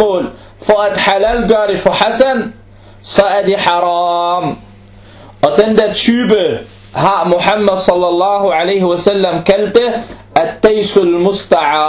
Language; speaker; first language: Danish; non-native, fluent; Arabic